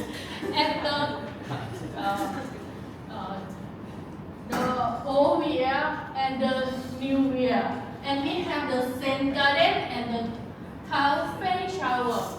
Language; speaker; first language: English; non-native, learner; Thai